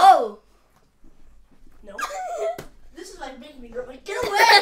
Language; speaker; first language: English; native; English